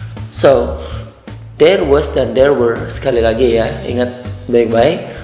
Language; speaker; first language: English; non-native, fluent; Indonesian